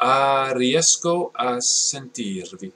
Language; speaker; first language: Italian; non-native, learner; English